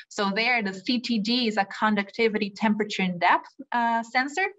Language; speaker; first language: English; non-native, fluent; Portuguese